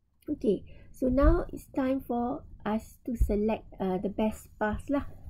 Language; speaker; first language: English; non-native, local second language; Malay